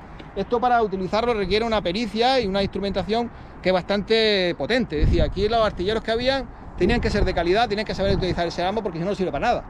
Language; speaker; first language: Spanish; native; Spanish